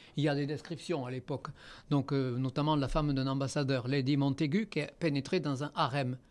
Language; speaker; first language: French; native; French